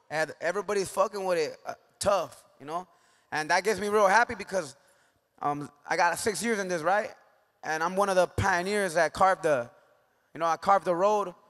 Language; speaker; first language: English; early bilingual, other home language; Spanish